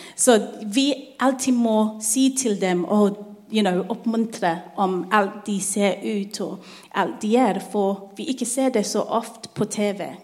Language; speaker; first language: Norwegian; non-native, learner; English